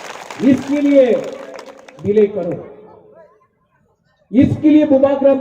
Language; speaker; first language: Hindi; non-native, local second language; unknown